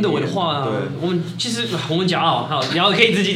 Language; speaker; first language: Chinese; non-native, fluent; French